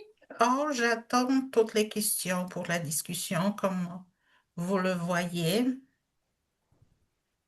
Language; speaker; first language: French; non-native, fluent; Polish